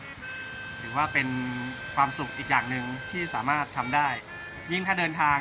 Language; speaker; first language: Thai; native; Thai